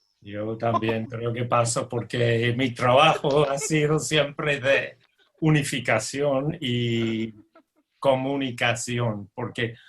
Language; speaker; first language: Spanish; non-native, fluent; English